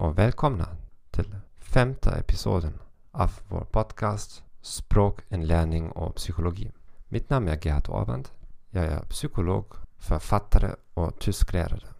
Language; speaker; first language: Swedish; non-native, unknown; German